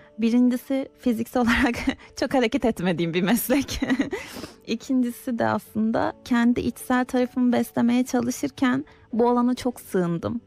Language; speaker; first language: Turkish; native; Turkish